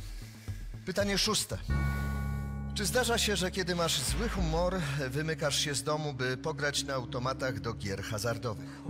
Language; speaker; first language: Polish; native; Polish